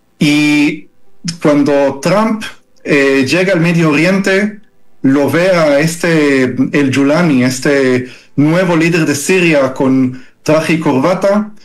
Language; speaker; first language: Spanish; early bilingual, heritage; Hebrew